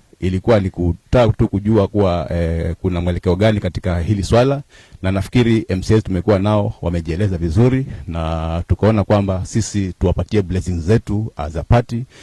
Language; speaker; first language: Swahili; native; Swahili